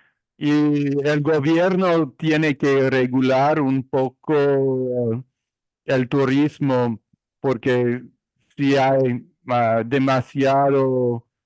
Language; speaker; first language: Spanish; non-native, learner; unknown